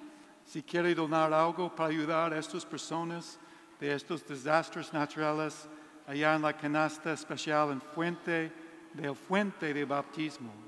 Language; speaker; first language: Spanish; non-native, learner; English